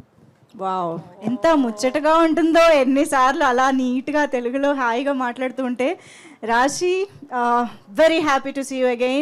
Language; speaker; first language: Telugu; native; Telugu